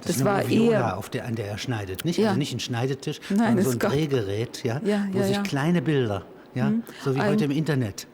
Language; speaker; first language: German; native; German